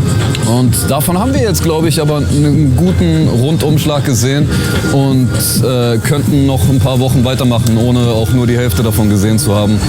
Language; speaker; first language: German; native; German